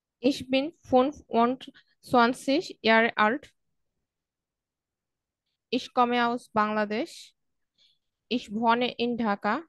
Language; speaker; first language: German; non-native, learner; Bangla